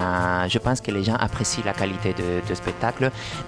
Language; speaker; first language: French; non-native, fluent; Spanish